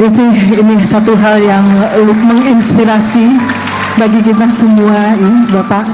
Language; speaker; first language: Indonesian; native; Indonesian